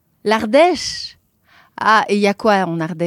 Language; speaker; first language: French; native; French